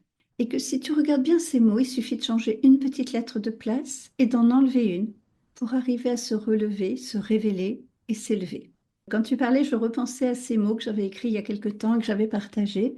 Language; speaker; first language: French; native; French